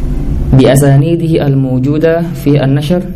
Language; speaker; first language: Arabic; non-native, fluent; Indonesian